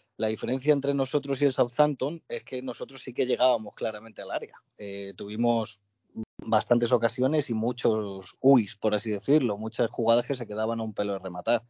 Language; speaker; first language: Spanish; native; Spanish